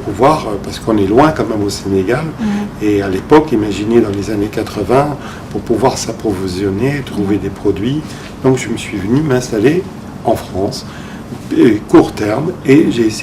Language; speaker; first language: French; non-native, local second language; Arabic